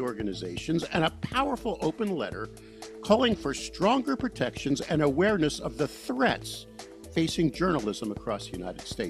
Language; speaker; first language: English; native; English